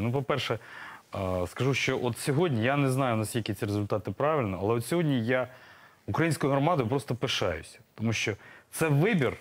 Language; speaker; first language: Ukrainian; native; Ukrainian